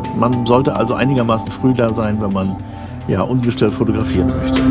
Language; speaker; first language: German; native; German